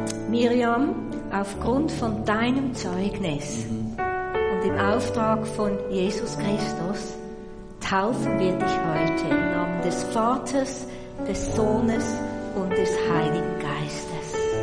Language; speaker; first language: German; native; German